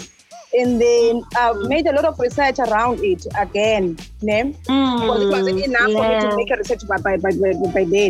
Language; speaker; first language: English; non-native, local second language; Xhosa